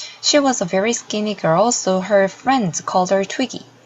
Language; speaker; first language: English; non-native, fluent; Korean